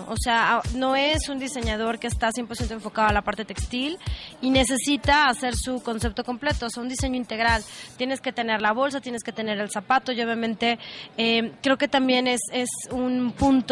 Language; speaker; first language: Spanish; native; Spanish